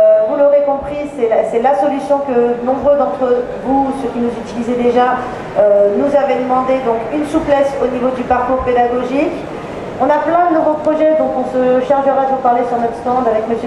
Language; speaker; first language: French; native; French